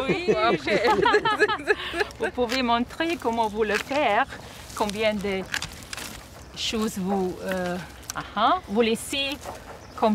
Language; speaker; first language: French; non-native, learner; Slovenian